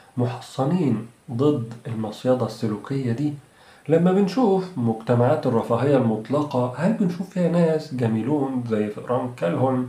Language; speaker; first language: Arabic; native; Arabic